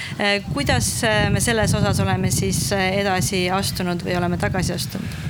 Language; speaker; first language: Estonian; native; Estonian